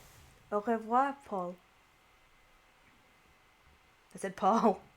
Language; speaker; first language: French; non-native, learner; English